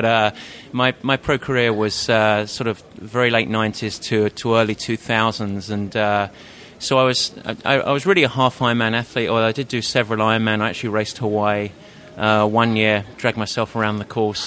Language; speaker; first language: English; native; English